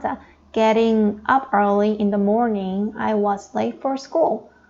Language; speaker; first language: English; non-native, fluent; Korean